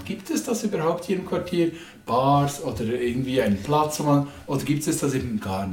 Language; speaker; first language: German; native; German